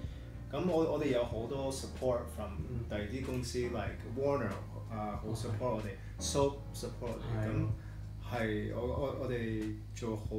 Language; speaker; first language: Cantonese; early bilingual, heritage; English